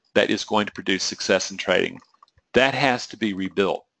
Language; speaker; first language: English; native; English